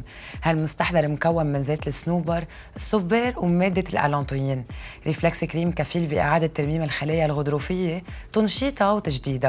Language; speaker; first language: Arabic; native; Arabic